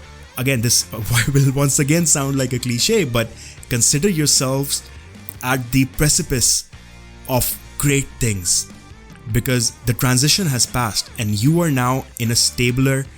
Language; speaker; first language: English; non-native, local second language; Urdu